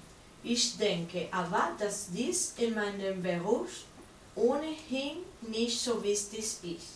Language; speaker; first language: German; non-native, learner; Spanish